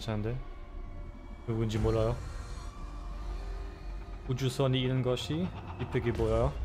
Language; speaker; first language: Korean; non-native, fluent; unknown